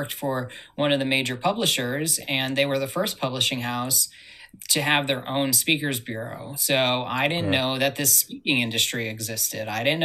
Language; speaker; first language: English; native; English